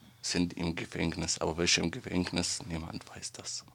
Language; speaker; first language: German; non-native, learner; Arabic